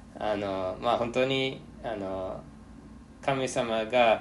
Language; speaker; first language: Japanese; non-native, fluent; English